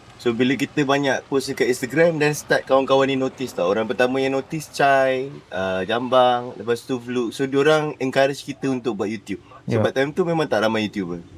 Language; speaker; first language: Malay; native; Malay